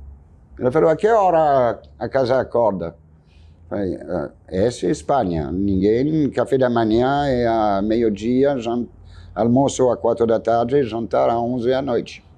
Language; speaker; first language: Portuguese; non-native, fluent; French